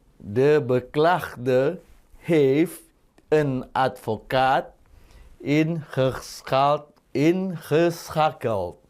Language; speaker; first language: Dutch; non-native, fluent; Indonesian